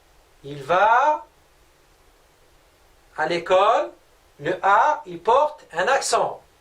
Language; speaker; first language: French; non-native, local second language; Arabic